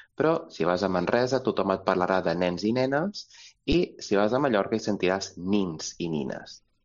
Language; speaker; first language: Catalan; native; Catalan